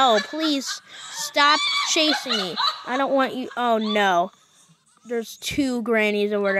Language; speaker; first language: English; native; English